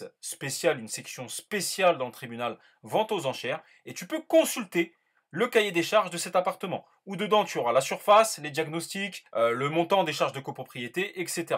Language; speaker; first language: French; native; French